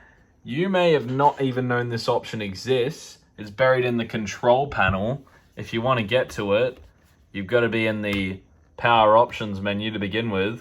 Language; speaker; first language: English; native; English